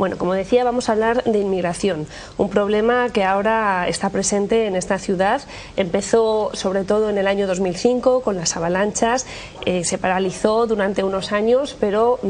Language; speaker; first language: Spanish; native; Spanish